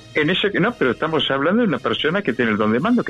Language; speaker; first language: Spanish; native; Spanish